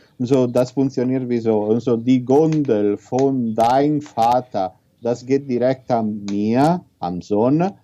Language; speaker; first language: German; non-native, learner; Italian